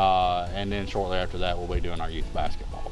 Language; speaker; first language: English; native; English